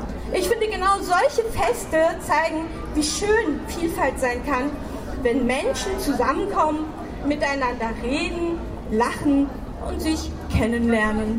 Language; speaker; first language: German; early bilingual, other home language; Turkish